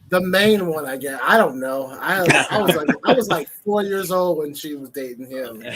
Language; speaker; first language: English; native; English